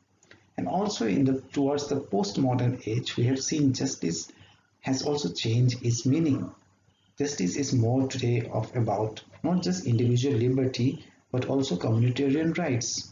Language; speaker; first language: English; non-native, local second language; Assamese